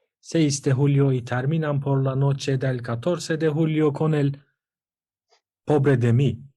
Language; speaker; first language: Spanish; non-native, learner; Turkish